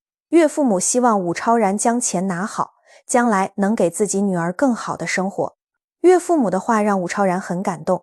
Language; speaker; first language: Chinese; native; Chinese